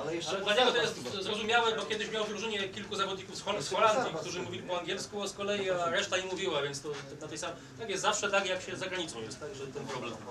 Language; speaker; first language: Polish; native; Polish